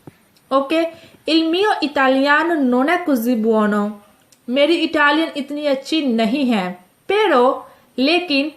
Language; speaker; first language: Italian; non-native, fluent; Urdu